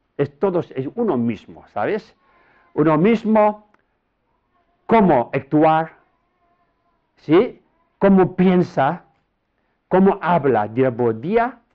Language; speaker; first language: Spanish; non-native, learner; Tibetan